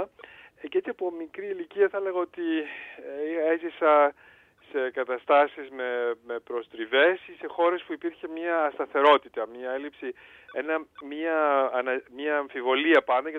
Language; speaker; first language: Greek; early bilingual, heritage; Greek